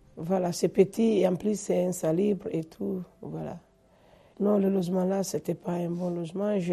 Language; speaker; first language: French; non-native, local second language; Fula